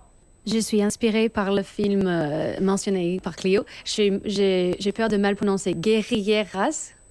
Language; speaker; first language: French; native; French